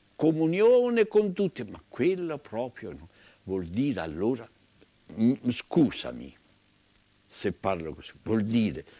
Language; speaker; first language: Italian; native; Italian